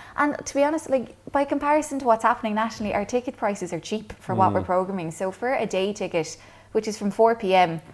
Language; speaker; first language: English; native; English